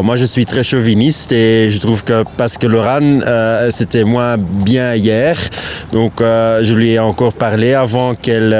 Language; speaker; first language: French; non-native, local second language; Dutch